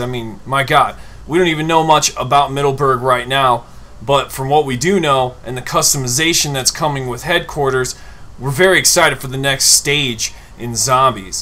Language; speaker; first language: English; native; English